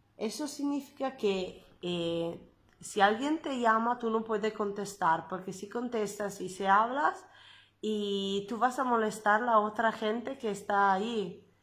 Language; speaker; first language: Spanish; non-native, learner; Italian